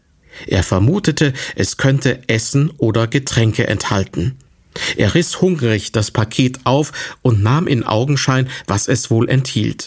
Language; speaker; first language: German; native; German